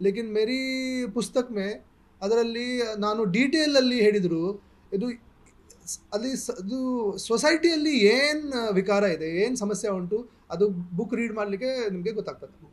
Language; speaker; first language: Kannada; non-native, local second language; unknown